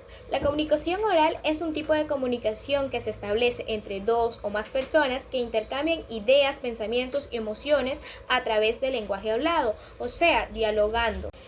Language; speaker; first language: Spanish; native; Spanish